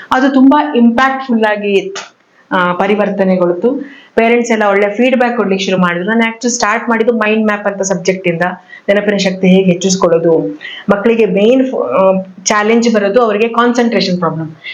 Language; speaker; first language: Kannada; native; Kannada